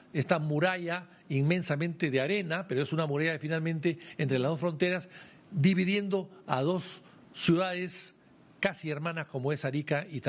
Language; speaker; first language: Spanish; native; Spanish